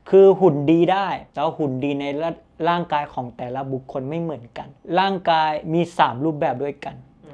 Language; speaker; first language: Thai; early bilingual, other home language; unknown